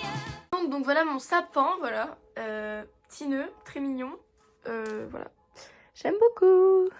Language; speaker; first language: French; native; French